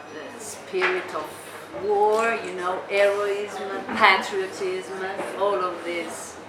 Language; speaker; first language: English; non-native, fluent; Italian